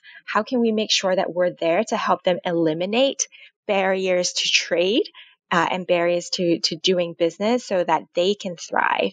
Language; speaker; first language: English; non-native, local second language; Cantonese